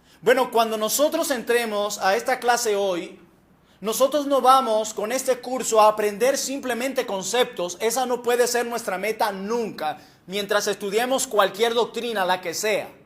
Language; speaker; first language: Spanish; native; Spanish